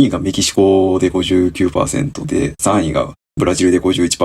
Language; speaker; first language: Japanese; native; Japanese